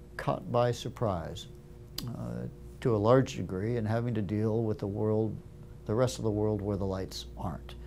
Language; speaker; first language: English; native; English